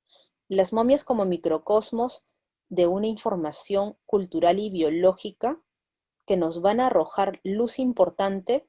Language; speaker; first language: Spanish; native; Spanish